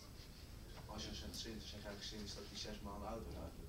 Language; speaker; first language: Dutch; native; Dutch